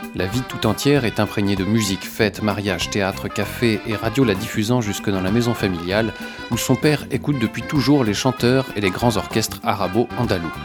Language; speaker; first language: French; native; French